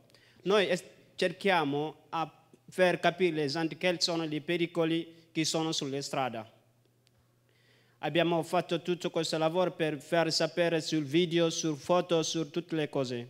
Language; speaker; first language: Italian; non-native, learner; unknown